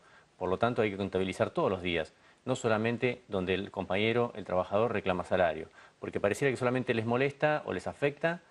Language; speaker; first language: Spanish; native; Spanish